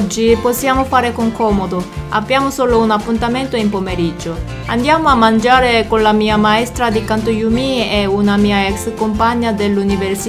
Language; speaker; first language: Italian; non-native, fluent; Korean